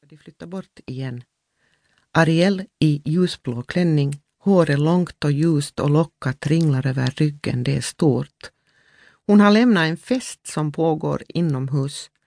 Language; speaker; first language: Swedish; native; Swedish